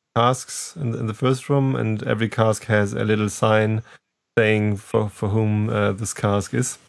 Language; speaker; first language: English; non-native, fluent; German